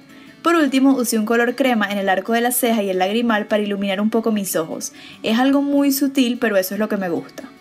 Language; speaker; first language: Spanish; native; Spanish